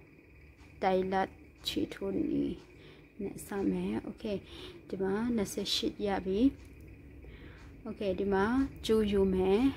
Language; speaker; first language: Burmese; non-native, local second language; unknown